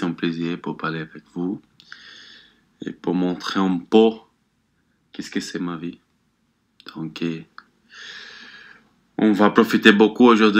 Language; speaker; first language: French; non-native, learner; Portuguese